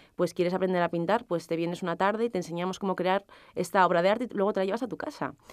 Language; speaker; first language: Spanish; native; Spanish